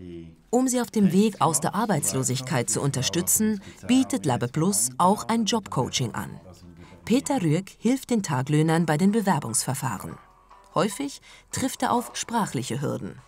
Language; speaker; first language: German; native; German